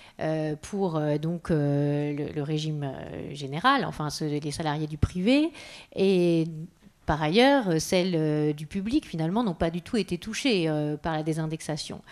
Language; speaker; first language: French; native; French